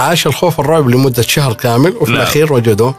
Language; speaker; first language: Arabic; native; Arabic